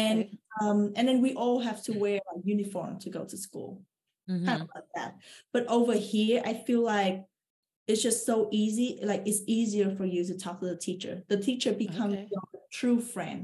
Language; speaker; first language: English; non-native, fluent; Vietnamese